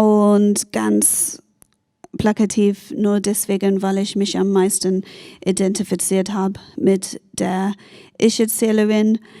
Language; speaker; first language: German; non-native, fluent; English